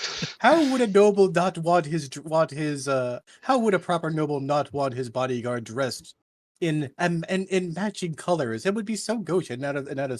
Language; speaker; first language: English; native; English